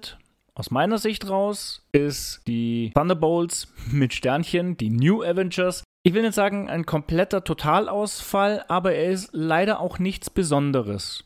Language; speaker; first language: German; native; German